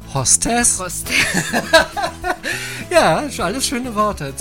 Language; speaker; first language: German; native; German